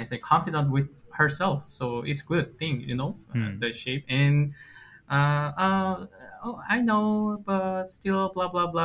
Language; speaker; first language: English; non-native, fluent; Korean